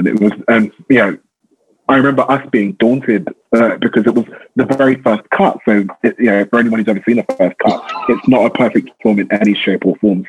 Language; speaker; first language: English; native; English